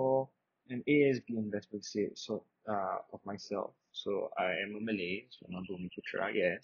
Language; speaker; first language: English; non-native, local second language; Malay